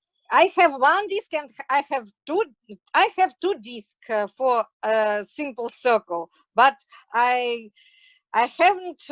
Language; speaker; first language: English; non-native, learner; Russian